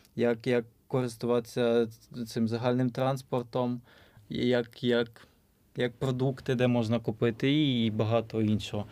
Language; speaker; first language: Ukrainian; native; Ukrainian